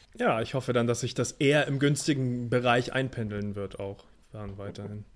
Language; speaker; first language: German; native; German